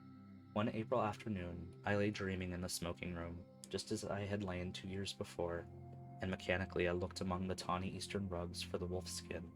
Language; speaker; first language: English; native; English